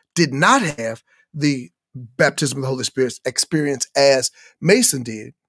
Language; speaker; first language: English; native; English